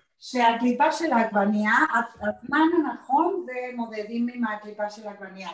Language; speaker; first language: Hebrew; non-native, fluent; Spanish